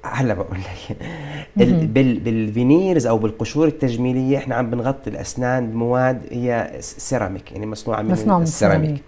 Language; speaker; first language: Arabic; native; Arabic